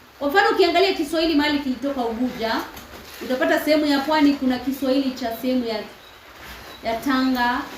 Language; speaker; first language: Swahili; non-native, local second language; Kamba